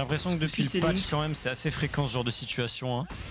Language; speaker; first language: French; native; French